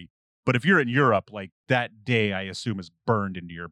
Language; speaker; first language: English; native; English